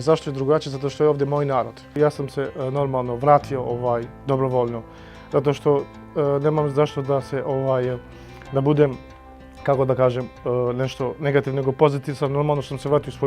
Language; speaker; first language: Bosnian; non-native, local second language; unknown